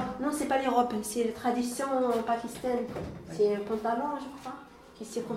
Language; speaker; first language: French; non-native, learner; Arabic